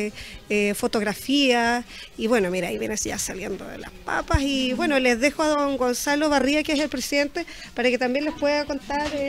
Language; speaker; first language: Spanish; native; Spanish